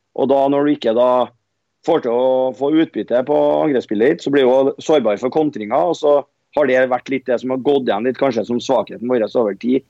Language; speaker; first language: Norwegian; native; Norwegian